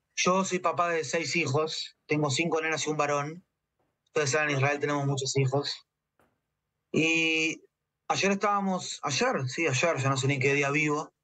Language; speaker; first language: Spanish; native; Spanish